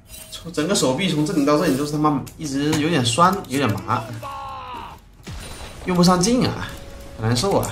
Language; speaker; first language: Chinese; native; Chinese